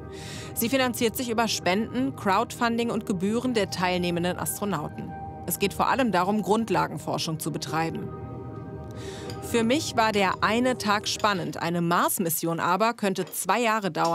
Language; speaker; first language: German; native; German